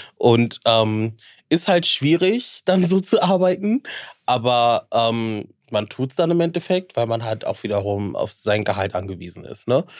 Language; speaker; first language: German; native; German